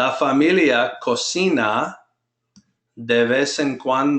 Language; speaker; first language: Spanish; non-native, fluent; English